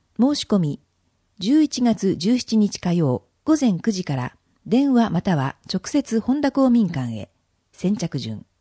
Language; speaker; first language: Japanese; native; Japanese